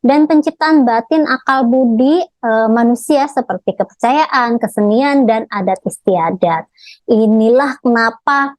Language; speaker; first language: Indonesian; native; Indonesian